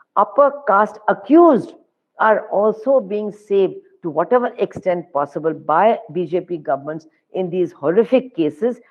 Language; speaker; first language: English; non-native, local second language; Hindi